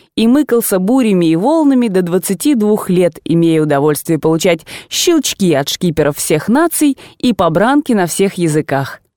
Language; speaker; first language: Russian; native; Russian